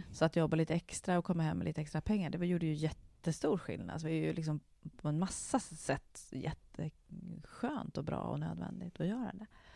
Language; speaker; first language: Swedish; native; Swedish